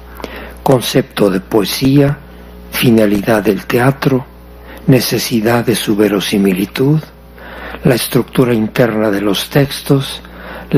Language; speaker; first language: Spanish; native; Spanish